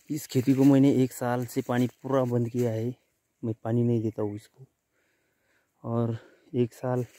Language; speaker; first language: Hindi; non-native, local second language; Marathi